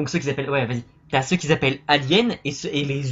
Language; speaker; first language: French; native; French